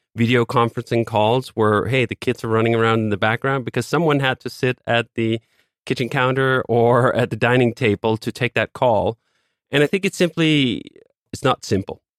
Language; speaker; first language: English; non-native, fluent; Danish